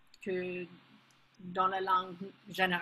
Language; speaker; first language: French; non-native, fluent; English